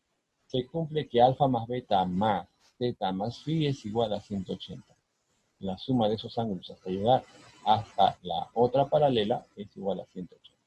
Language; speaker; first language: Spanish; native; Spanish